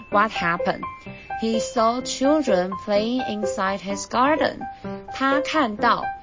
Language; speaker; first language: English; non-native, fluent; Chinese